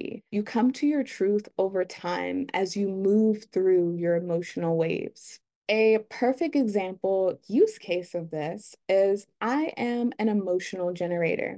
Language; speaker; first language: English; native; English